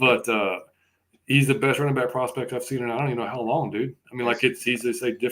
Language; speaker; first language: English; native; English